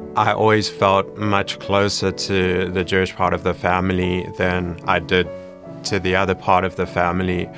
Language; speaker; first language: English; native; English